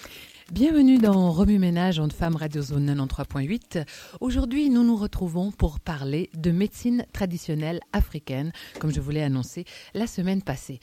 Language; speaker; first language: French; native; French